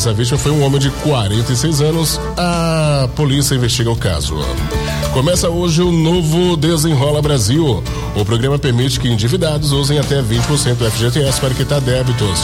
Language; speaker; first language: Portuguese; native; Portuguese